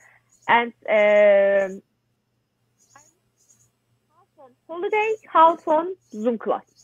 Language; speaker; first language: English; non-native, learner; Turkish